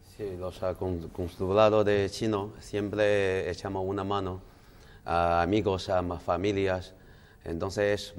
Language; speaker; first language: Spanish; non-native, learner; Chinese